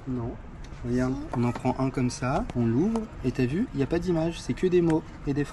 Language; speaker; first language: French; native; French